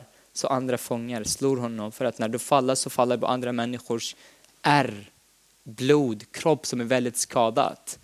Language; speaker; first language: Swedish; non-native, fluent; Arabic